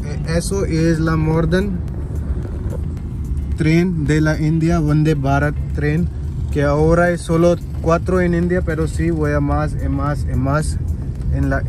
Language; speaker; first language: Spanish; non-native, learner; Hindi